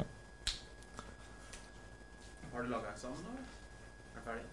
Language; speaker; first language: Norwegian; native; Norwegian